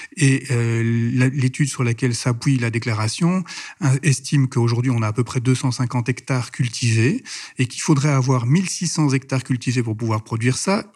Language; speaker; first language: French; native; French